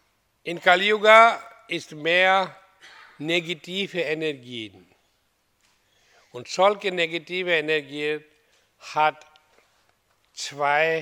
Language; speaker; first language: German; non-native, fluent; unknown